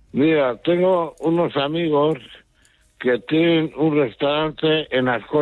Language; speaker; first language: Spanish; non-native, local second language; Basque